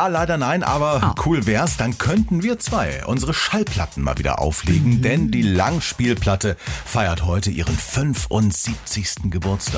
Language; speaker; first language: German; native; German